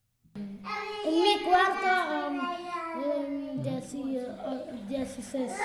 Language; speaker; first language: Spanish; non-native, learner; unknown